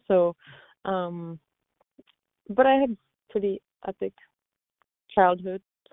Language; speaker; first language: English; non-native, fluent; Czech